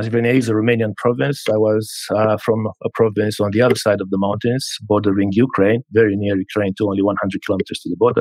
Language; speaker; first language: English; non-native, fluent; Romanian